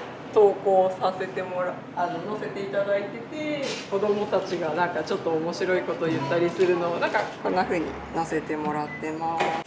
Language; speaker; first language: Japanese; native; Japanese